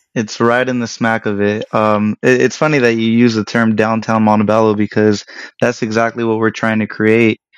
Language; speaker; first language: English; early bilingual, other home language; Spanish